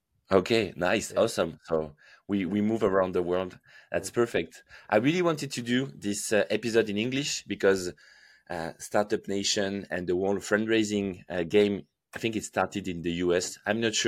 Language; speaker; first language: English; non-native, fluent; French